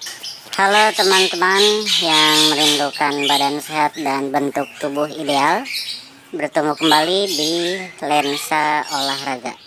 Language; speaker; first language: Indonesian; native; Indonesian